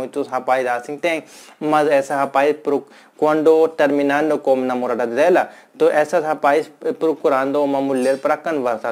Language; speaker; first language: Portuguese; non-native, learner; Hindi